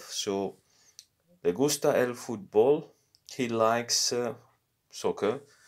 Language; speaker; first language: Spanish; non-native, learner; Morisyen